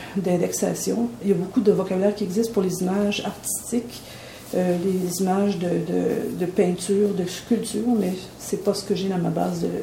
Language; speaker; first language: French; native; French